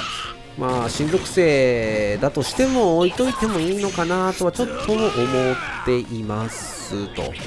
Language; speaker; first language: Japanese; native; Japanese